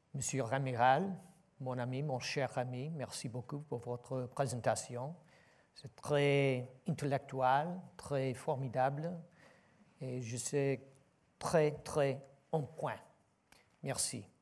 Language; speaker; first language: French; non-native, learner; English